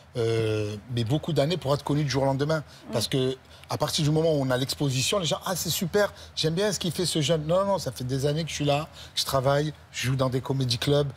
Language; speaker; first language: French; native; French